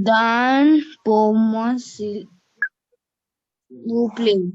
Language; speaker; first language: French; non-native, learner; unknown